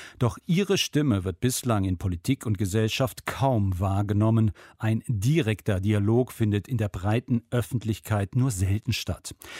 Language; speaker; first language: German; native; German